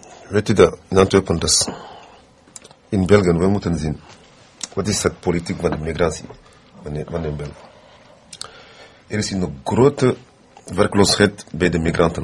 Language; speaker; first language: Dutch; non-native, fluent; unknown